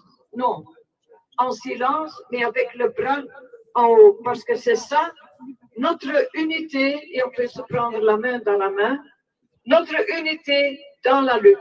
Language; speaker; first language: French; non-native, local second language; Dutch